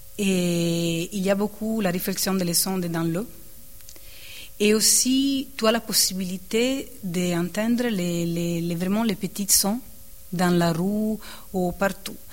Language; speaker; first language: French; non-native, fluent; Italian